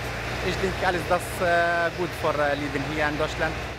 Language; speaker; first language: German; non-native, learner; Arabic